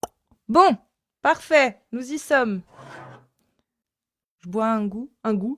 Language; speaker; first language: French; native; French